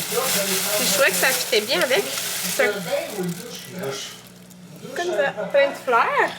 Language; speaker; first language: French; native; French